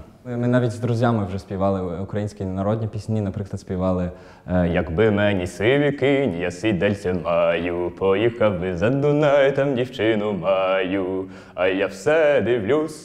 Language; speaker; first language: Ukrainian; non-native, fluent; German